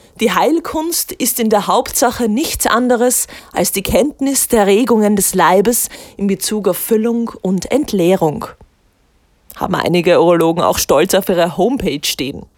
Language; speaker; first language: German; native; German